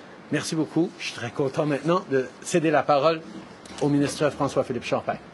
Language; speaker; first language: French; native; French